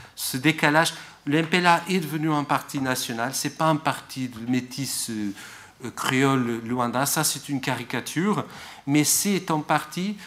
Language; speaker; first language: French; non-native, fluent; Portuguese